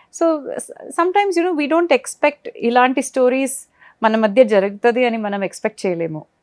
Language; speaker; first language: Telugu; non-native, fluent; Malayalam